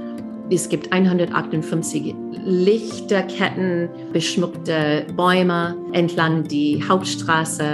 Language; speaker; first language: German; non-native, fluent; English